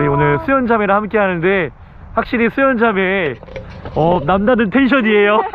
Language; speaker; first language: Korean; native; Korean